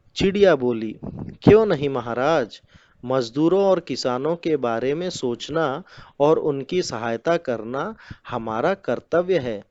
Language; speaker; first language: Hindi; non-native, local second language; Telugu